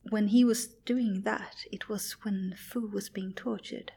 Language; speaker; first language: English; non-native, fluent; Swedish